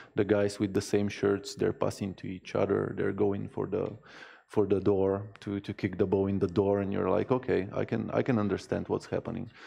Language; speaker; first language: English; non-native, fluent; Bulgarian